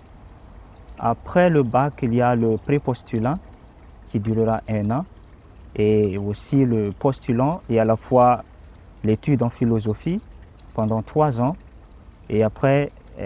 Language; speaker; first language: French; non-native, local second language; Malagasy